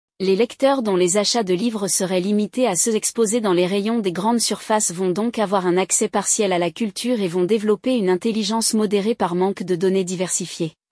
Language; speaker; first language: French; native; French